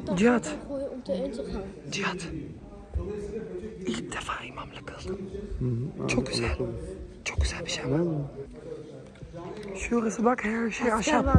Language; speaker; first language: Turkish; early bilingual, heritage; Turkish